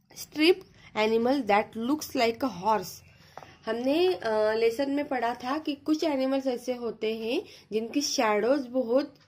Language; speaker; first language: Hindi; non-native, local second language; Marathi